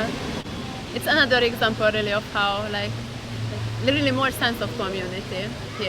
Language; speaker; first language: English; non-native, fluent; Hungarian